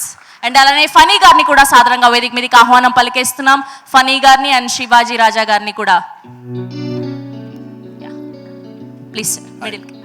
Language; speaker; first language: Telugu; native; Telugu